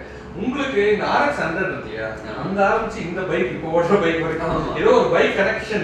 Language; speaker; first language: Tamil; native; Tamil